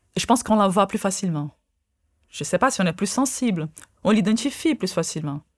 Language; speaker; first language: French; non-native, fluent; Portuguese